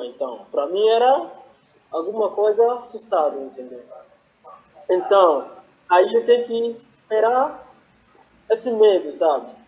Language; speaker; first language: Portuguese; non-native, fluent; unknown